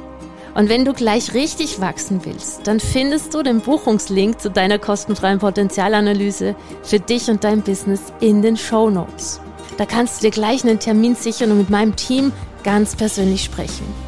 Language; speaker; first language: German; native; German